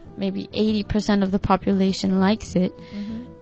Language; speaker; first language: English; non-native, fluent; Portuguese